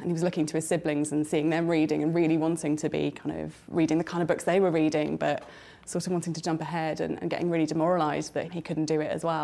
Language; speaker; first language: English; native; English